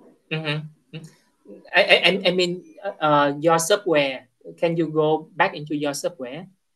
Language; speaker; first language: English; non-native, fluent; Vietnamese